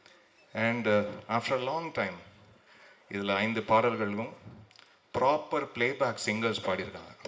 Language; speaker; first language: Tamil; native; Tamil